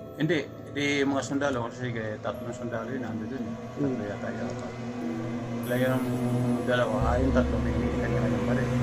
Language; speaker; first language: Filipino; non-native, local second language; Cebuano